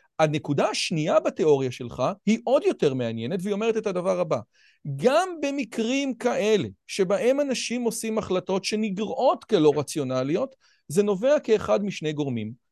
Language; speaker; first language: Hebrew; native; Hebrew